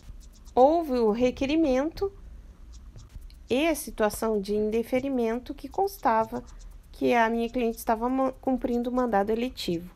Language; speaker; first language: Portuguese; native; Portuguese